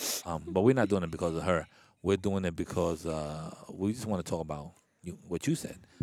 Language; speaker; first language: English; early bilingual, other home language; Spanish